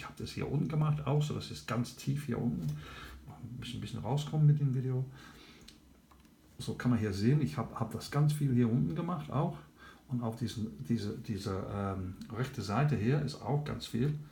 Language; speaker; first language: German; non-native, learner; English